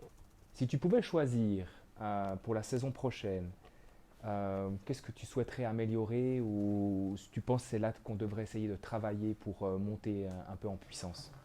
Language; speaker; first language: French; native; French